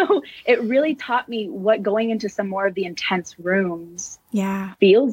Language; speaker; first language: English; native; English